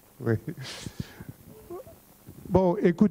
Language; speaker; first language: French; native; French